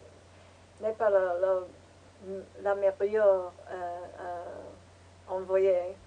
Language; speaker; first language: French; non-native, learner; English